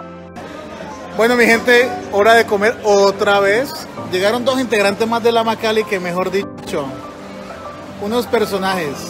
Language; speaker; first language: Spanish; native; Spanish